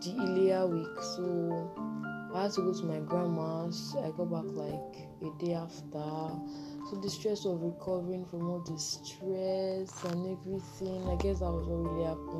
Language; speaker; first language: English; non-native, local second language; Yoruba